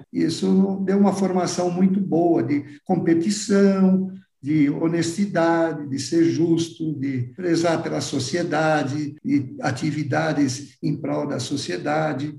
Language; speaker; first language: Portuguese; early bilingual, other home language; Italian